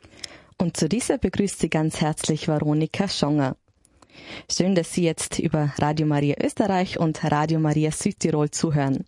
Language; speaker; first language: German; native; German